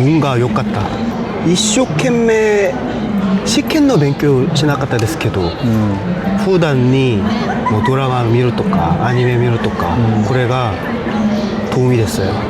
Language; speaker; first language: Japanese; non-native, learner; Korean